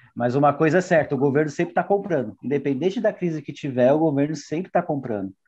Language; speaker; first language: Portuguese; native; Portuguese